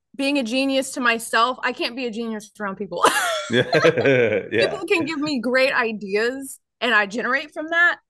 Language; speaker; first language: English; native; English